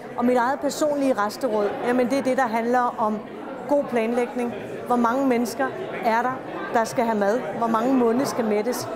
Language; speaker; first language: Danish; native; Danish